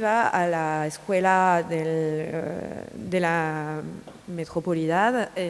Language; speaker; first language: Spanish; non-native, learner; French